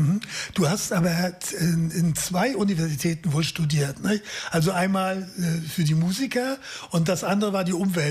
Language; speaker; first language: German; native; German